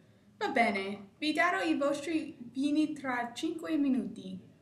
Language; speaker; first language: Italian; non-native, learner; English